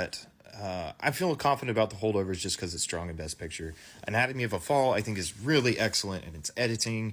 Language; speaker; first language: English; native; English